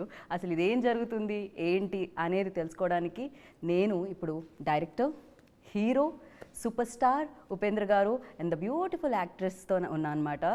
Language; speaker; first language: Telugu; native; Telugu